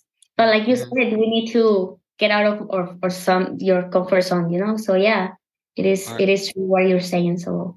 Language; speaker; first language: English; non-native, fluent; Spanish